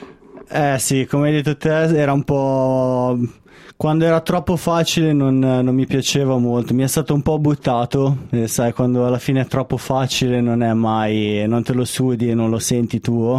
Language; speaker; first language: Italian; native; Italian